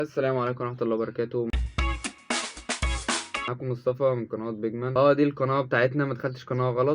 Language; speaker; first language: Arabic; native; Arabic